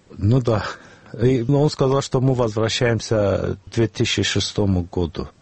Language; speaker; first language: Russian; non-native, local second language; Azerbaijani